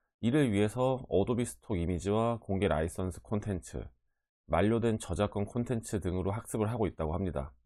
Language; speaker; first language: Korean; native; Korean